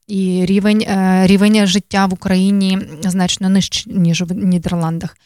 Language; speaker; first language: Ukrainian; native; Ukrainian